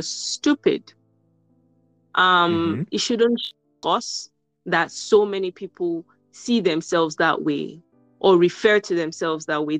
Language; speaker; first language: English; non-native, local second language; Yoruba